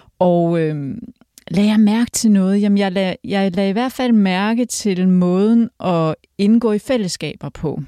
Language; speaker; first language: Danish; early bilingual, other home language; Polish